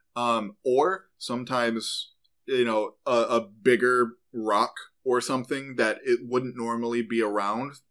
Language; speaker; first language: English; native; English